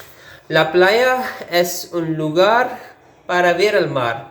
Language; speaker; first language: Spanish; non-native, learner; Urdu